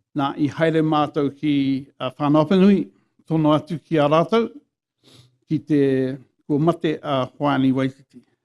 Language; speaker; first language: Māori; non-native, local second language; English